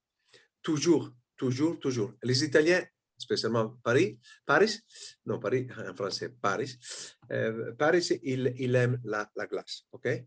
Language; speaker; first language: French; non-native, fluent; Italian